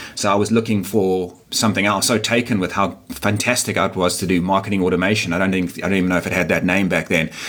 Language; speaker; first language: English; native; English